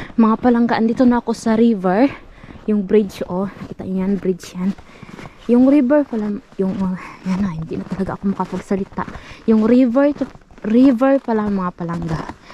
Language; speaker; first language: Filipino; non-native, local second language; Hiligaynon